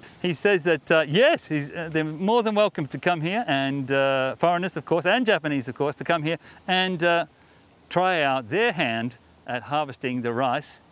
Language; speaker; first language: English; native; English